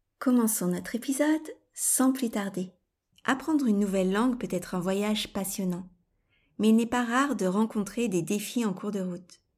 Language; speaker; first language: French; native; French